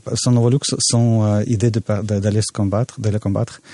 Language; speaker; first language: French; non-native, fluent; Russian